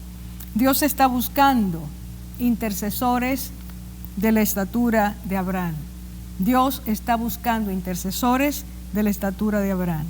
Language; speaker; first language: Spanish; native; Spanish